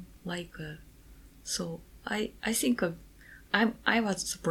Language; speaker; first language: English; non-native, learner; Japanese